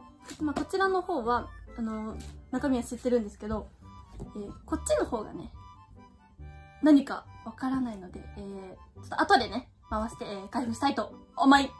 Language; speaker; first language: Japanese; native; Japanese